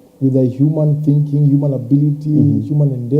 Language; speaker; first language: English; non-native, local second language; Swahili